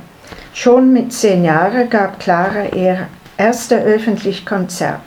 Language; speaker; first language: German; non-native, learner; English